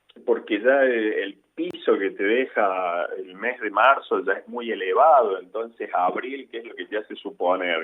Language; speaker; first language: Spanish; native; Spanish